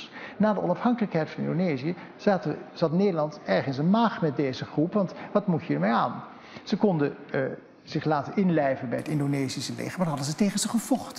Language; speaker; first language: Dutch; native; Dutch